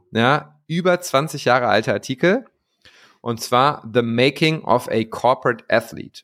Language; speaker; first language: German; native; German